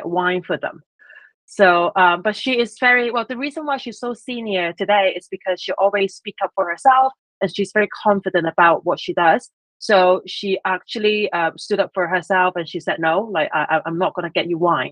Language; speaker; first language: English; native; English